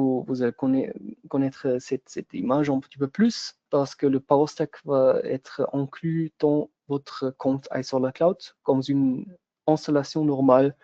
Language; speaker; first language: French; non-native, local second language; German